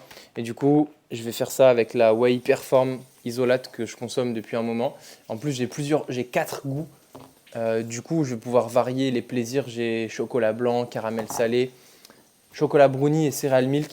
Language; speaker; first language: French; native; French